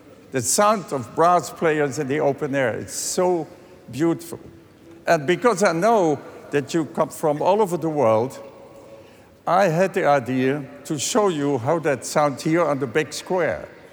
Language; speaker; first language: English; non-native, fluent; Dutch